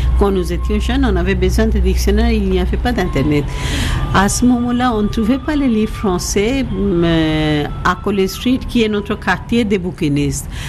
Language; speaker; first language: French; non-native, fluent; Bangla